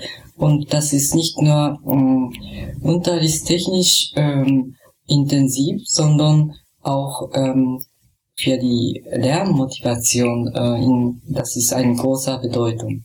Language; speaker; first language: German; non-native, fluent; Japanese